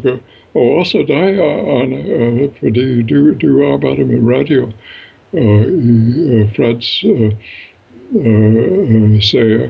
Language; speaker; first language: Danish; non-native, fluent; English